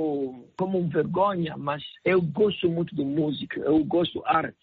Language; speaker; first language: Portuguese; non-native, learner; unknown